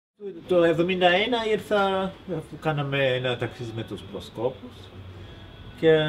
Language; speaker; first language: Greek; non-native, fluent; German